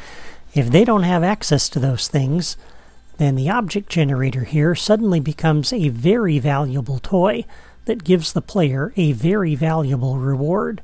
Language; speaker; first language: English; native; English